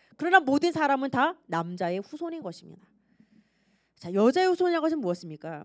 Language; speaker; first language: Korean; native; Korean